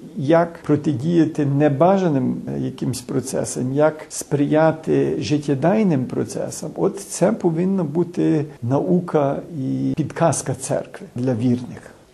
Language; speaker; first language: Ukrainian; early bilingual, heritage; Ukrainian